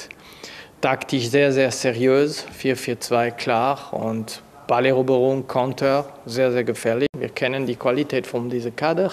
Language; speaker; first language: German; non-native, fluent; French